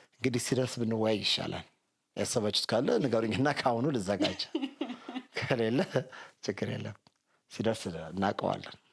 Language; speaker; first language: Amharic; non-native, local second language; Sebat Bet Gurage